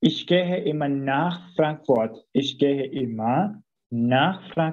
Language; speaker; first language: German; non-native, learner; Turkish